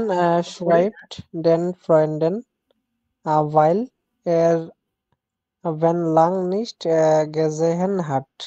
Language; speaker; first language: German; non-native, learner; Bangla